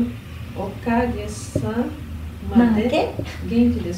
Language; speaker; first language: Japanese; non-native, learner; Portuguese